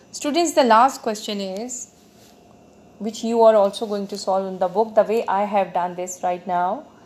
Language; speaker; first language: English; non-native, local second language; Urdu